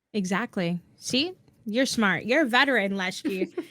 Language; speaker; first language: English; native; English